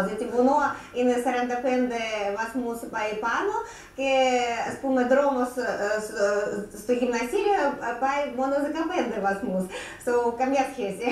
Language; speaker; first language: Greek; non-native, learner; Russian